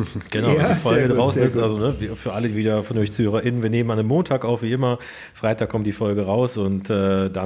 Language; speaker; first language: German; native; German